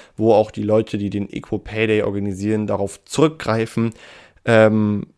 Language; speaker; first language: German; native; German